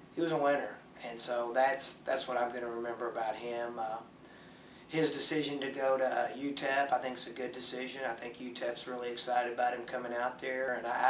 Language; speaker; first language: English; native; English